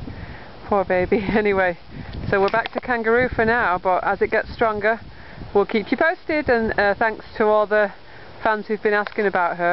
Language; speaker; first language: English; native; English